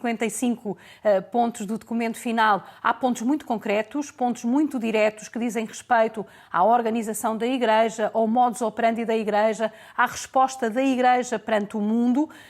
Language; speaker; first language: Portuguese; native; Portuguese